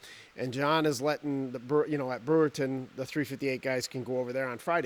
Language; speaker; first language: English; native; English